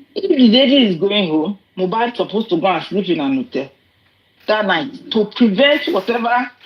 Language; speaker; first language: English; non-native, local second language; Yoruba